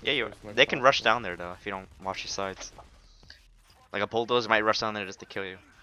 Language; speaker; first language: English; non-native, fluent; Swedish